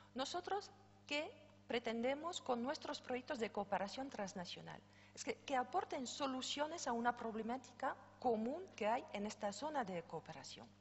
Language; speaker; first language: Spanish; non-native, fluent; French